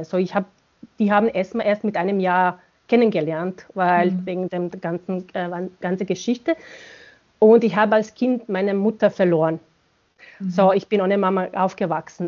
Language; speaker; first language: German; non-native, fluent; Bosnian